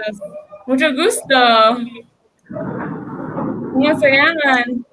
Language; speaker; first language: Spanish; non-native, learner; English